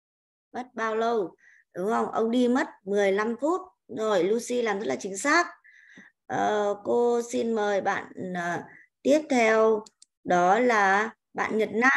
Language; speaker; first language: Vietnamese; native; Vietnamese